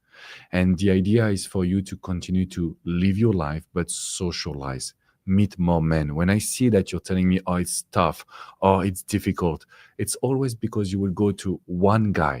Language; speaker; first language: English; non-native, fluent; French